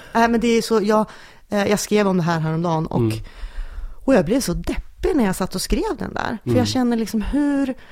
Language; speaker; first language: Swedish; native; Swedish